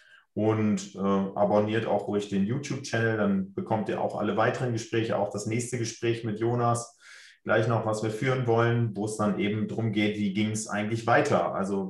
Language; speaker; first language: German; native; German